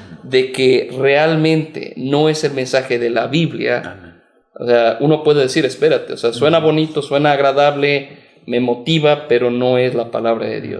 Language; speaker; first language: Spanish; native; Spanish